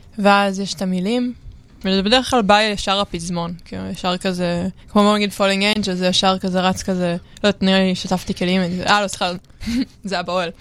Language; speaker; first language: Hebrew; native; Hebrew